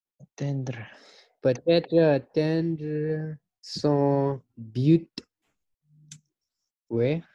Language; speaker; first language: French; non-native, learner; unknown